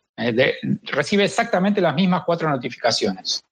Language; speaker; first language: Spanish; native; Spanish